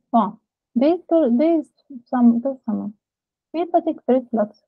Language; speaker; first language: Swedish; non-native, fluent; Russian